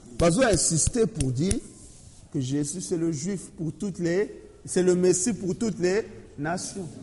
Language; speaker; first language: French; non-native, local second language; Lingala